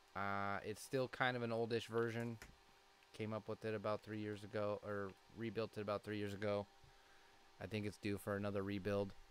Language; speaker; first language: English; native; English